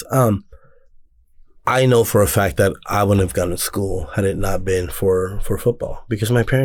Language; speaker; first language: English; native; English